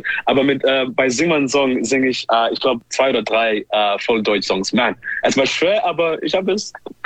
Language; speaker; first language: German; non-native, learner; English